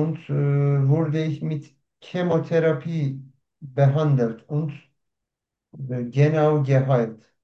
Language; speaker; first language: German; non-native, learner; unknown